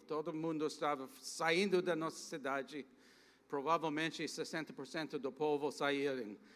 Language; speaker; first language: Portuguese; non-native, fluent; English